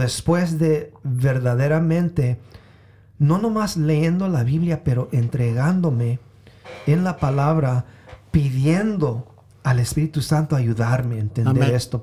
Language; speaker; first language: Spanish; early bilingual, heritage; Spanish